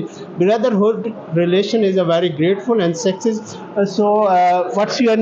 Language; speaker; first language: English; non-native, local second language; Urdu